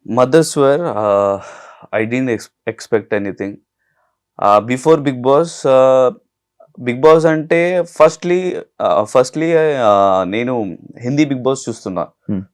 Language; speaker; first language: Telugu; non-native, learner; Hindi